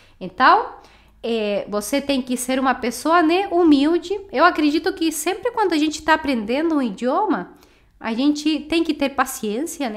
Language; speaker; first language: Portuguese; non-native, fluent; Spanish